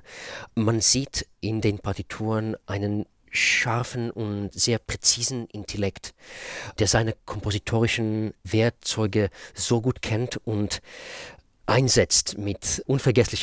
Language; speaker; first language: German; non-native, fluent; Russian